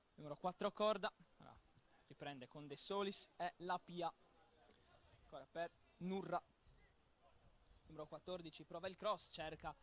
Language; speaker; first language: Italian; native; Italian